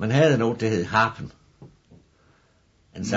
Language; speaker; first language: Danish; native; Danish